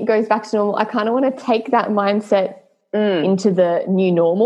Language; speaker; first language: English; native; English